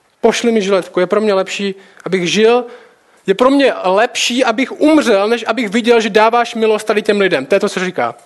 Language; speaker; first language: Czech; native; Czech